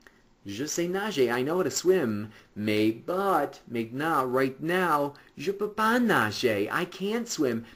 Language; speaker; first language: French; non-native, fluent; English